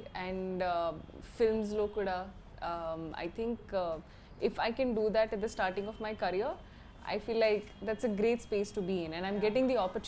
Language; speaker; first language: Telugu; non-native, learner; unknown